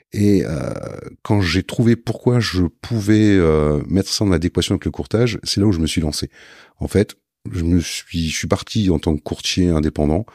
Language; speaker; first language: French; native; French